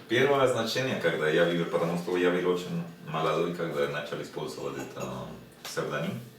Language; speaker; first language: Russian; non-native, learner; Spanish